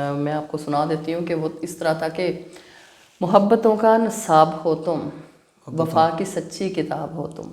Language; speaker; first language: Urdu; non-native, local second language; Punjabi